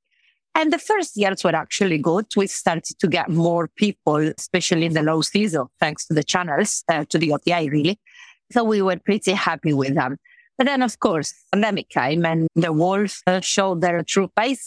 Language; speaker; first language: English; non-native, fluent; Italian